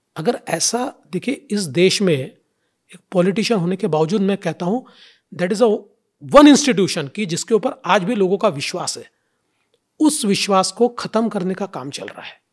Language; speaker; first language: Hindi; non-native, local second language; Marathi